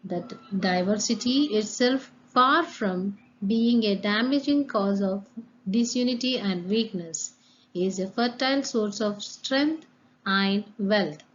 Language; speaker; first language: English; non-native, local second language; Telugu